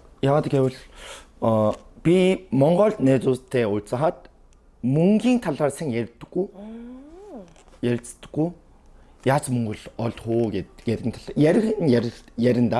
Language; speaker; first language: Mongolian; early bilingual, heritage; Mongolian